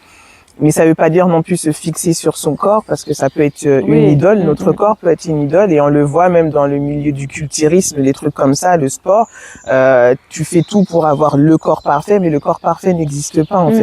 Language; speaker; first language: French; native; French